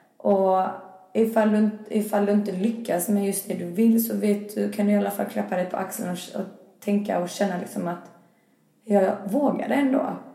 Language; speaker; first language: Swedish; early bilingual, other home language; Albanian